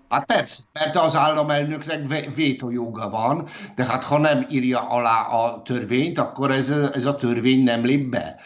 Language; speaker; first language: Hungarian; non-native, fluent; Polish